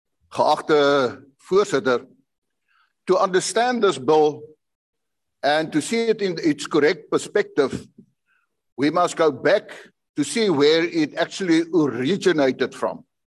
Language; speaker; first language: English; non-native, local second language; Afrikaans